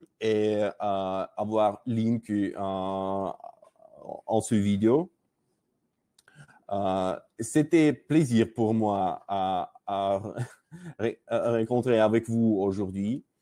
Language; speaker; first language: French; non-native, learner; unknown